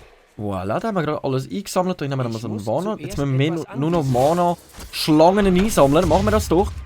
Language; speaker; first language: German; native; German